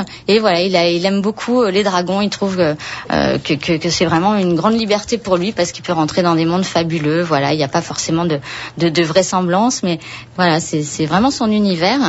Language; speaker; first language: French; native; French